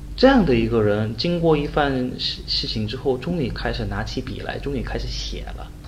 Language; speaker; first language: Chinese; non-native, fluent; Korean